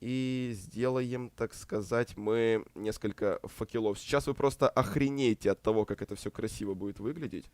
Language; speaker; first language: Russian; native; Russian